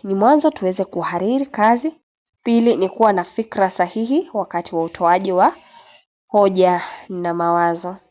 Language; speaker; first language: Swahili; non-native, local second language; Gusii